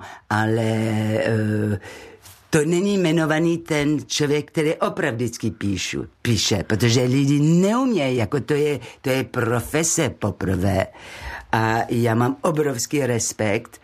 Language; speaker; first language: Czech; non-native, fluent; French